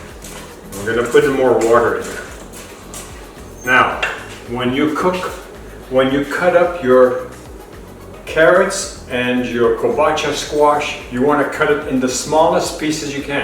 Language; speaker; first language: English; native; English